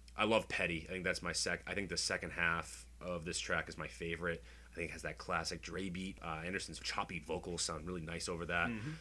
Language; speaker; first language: English; native; English